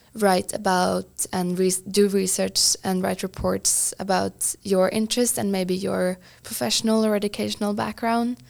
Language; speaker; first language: English; non-native, fluent; Norwegian